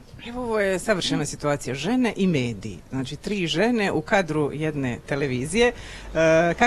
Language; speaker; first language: Croatian; native; Croatian